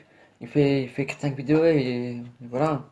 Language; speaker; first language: French; native; French